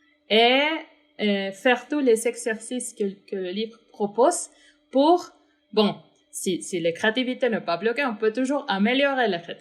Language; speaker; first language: French; non-native, fluent; Spanish